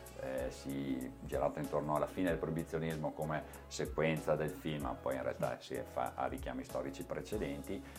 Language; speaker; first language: Italian; native; Italian